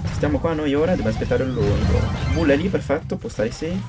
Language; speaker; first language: Italian; native; Italian